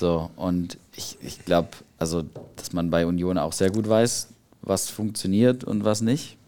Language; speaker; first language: German; native; German